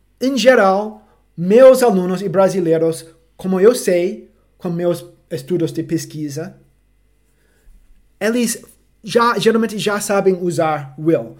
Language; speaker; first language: Portuguese; non-native, fluent; English